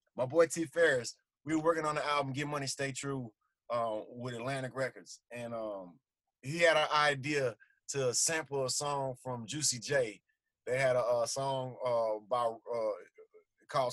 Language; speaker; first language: English; native; English